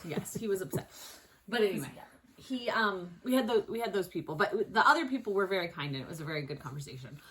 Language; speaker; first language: English; native; English